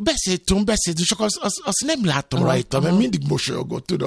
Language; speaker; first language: Hungarian; non-native, fluent; Yoruba